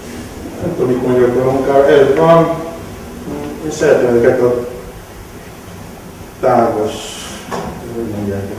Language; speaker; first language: Hungarian; non-native, local second language; Romanian